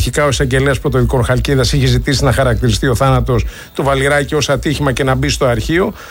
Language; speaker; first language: Greek; native; Greek